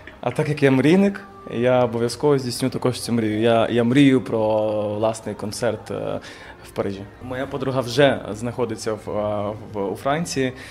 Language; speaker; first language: Ukrainian; native; Ukrainian